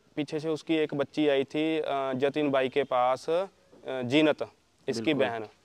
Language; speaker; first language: Hindi; native; Hindi